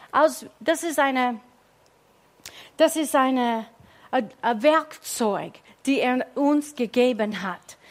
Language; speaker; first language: German; non-native, fluent; English